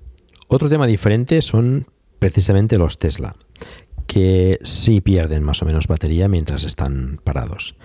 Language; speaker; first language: Spanish; native; Spanish